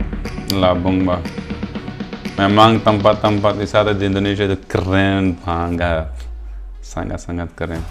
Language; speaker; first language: Indonesian; non-native, fluent; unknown